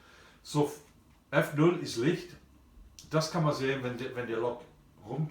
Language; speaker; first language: German; non-native, fluent; English